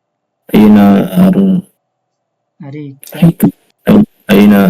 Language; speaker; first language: Arabic; non-native, learner; Indonesian